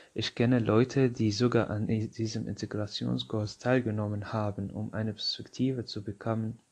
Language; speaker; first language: German; non-native, fluent; Arabic